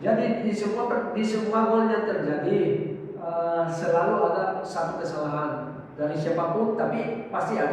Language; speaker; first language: Indonesian; non-native, fluent; Portuguese